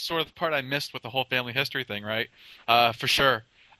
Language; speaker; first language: English; native; English